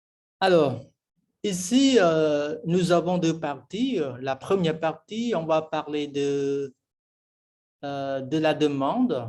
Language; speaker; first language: French; non-native, fluent; Khmer